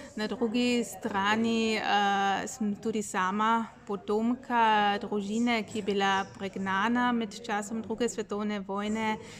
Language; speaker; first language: Slovenian; native; Slovenian